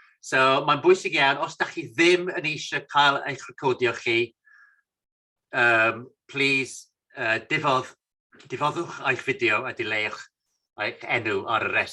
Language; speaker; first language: Welsh; non-native, fluent; English